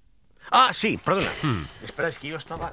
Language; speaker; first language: Spanish; native; Spanish